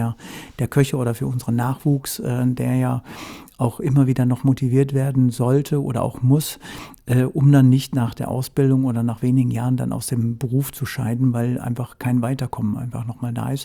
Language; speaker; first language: German; native; German